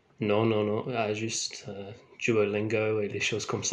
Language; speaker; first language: French; non-native, learner; English